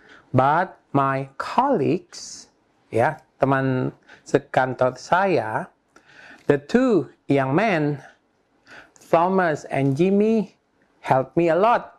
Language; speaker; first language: English; non-native, fluent; Indonesian